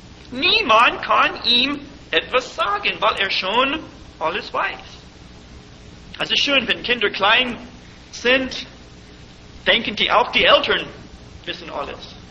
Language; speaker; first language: German; non-native, fluent; English